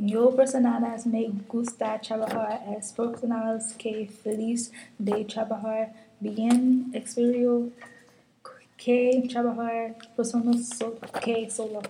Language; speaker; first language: Spanish; non-native, learner; English